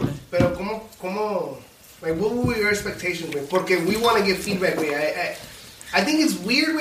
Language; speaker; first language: English; early bilingual, other home language; Spanish